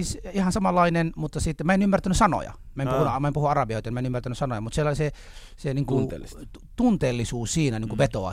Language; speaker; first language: Finnish; early bilingual, other home language; Somali